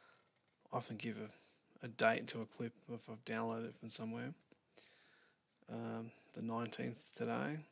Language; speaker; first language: English; native; English